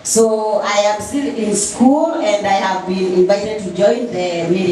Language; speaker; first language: English; non-native, fluent; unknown